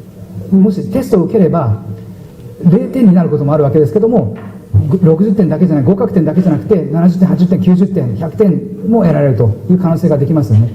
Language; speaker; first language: Japanese; native; Japanese